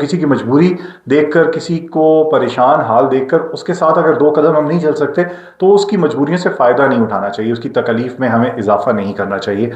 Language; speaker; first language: Urdu; non-native, local second language; Northern Hindko